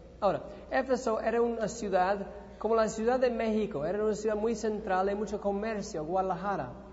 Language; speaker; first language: Spanish; non-native, fluent; English